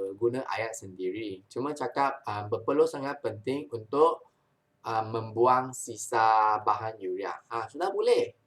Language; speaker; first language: Malay; non-native, local second language; Chinese